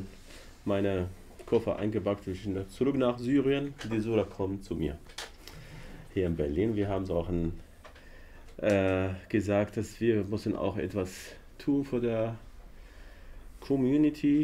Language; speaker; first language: German; non-native, learner; Arabic